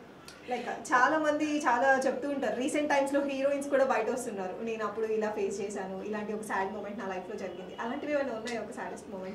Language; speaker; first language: Telugu; native; Telugu